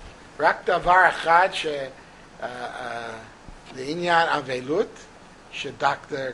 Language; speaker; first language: Hebrew; non-native, fluent; English